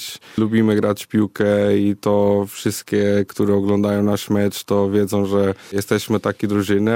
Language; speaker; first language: Polish; non-native, fluent; Portuguese